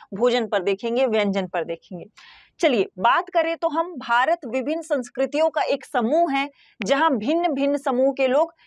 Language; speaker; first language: Hindi; native; Hindi